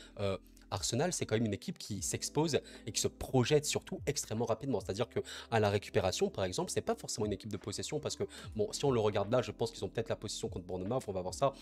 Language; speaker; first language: French; native; French